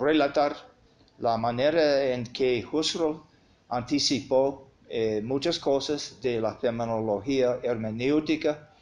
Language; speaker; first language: Spanish; non-native, fluent; English